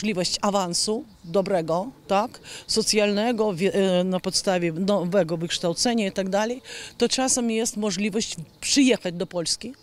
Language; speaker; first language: Polish; non-native, fluent; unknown